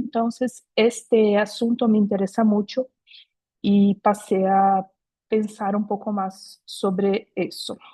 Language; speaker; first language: Spanish; non-native, fluent; Portuguese